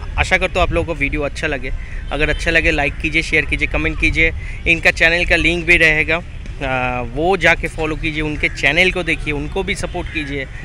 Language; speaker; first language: Hindi; non-native, local second language; Bangla